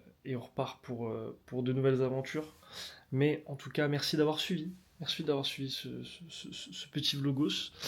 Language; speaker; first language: French; native; French